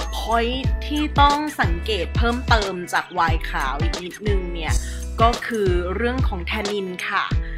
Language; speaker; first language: Thai; native; Thai